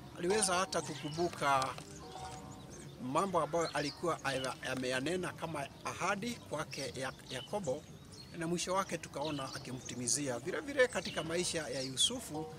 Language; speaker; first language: Swahili; non-native, local second language; Kikuyu